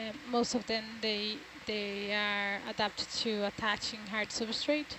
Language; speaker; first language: English; non-native, fluent; Portuguese